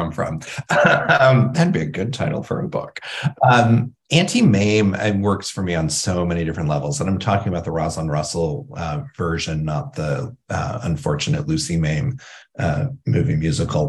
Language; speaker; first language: English; native; English